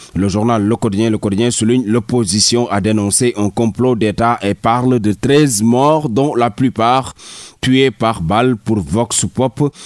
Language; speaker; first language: French; non-native, local second language; Wolof